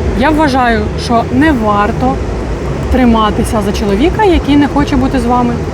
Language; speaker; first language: Ukrainian; non-native, local second language; Russian